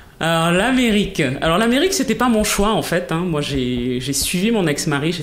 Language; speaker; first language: French; native; French